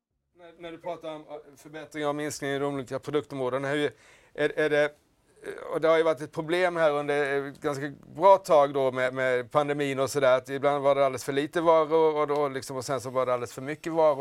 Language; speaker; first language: Swedish; native; Swedish